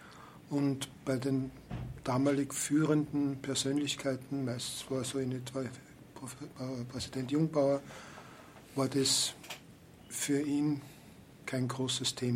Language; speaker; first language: German; native; German